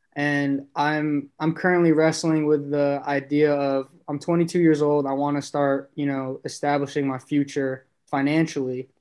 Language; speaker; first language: English; native; English